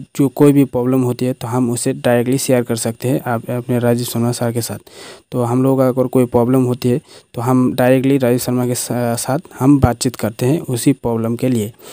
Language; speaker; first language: Hindi; native; Hindi